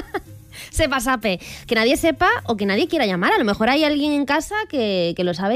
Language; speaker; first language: Spanish; native; Spanish